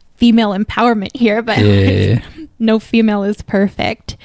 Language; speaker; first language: English; native; English